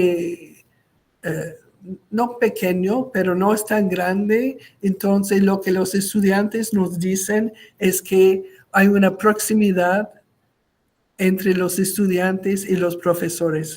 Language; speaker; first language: Spanish; non-native, local second language; French